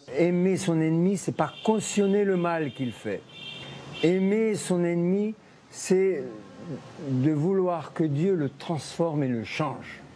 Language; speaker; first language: French; native; French